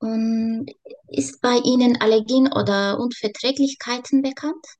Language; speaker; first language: German; non-native, learner; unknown